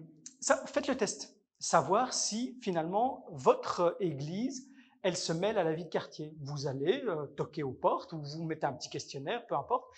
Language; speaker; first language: French; native; French